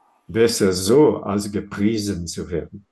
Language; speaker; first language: German; non-native, fluent; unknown